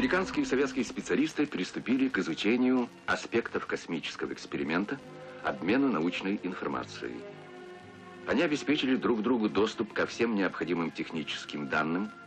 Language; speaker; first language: Russian; native; Russian